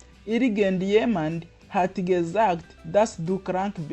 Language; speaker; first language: German; non-native, learner; Kinyarwanda